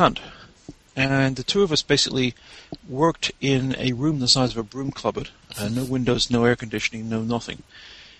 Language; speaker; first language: English; native; English